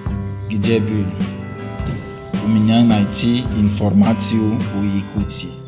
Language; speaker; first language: Russian; non-native, learner; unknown